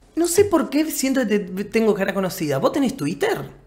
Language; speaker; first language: Spanish; native; Spanish